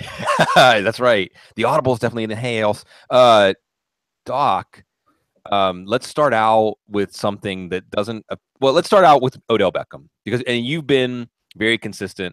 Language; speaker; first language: English; native; English